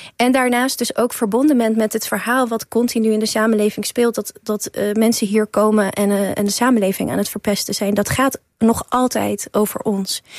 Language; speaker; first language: Dutch; early bilingual, other home language; Persian